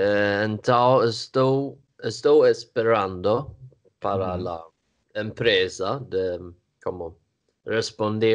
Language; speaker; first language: Portuguese; non-native, learner; Swedish